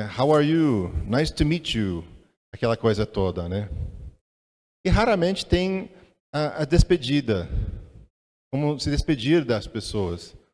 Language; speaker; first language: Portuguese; non-native, fluent; English